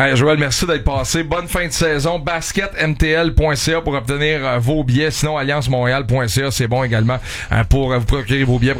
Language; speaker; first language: French; native; French